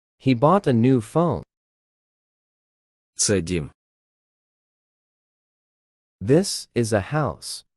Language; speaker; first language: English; non-native, fluent; Ukrainian